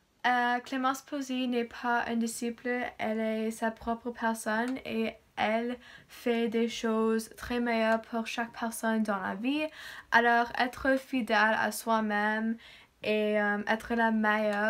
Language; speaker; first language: French; non-native, learner; English